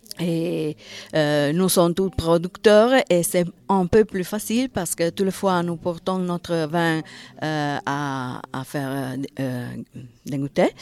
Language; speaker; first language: French; non-native, learner; Italian